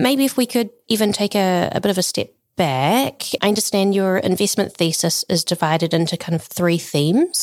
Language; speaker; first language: English; native; English